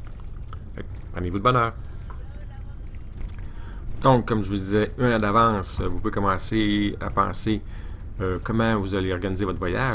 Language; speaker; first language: French; native; French